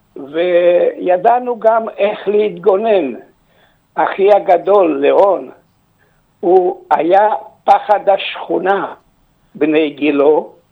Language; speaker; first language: Hebrew; early bilingual, other home language; Romanian